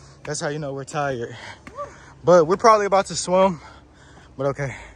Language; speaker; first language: English; native; English